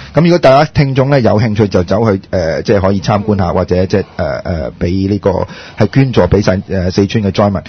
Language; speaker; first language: Cantonese; native; Cantonese